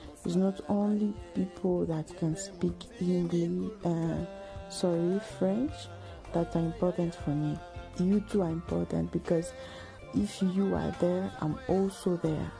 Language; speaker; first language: English; non-native, learner; French